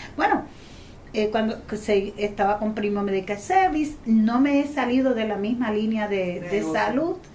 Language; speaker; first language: Spanish; native; Spanish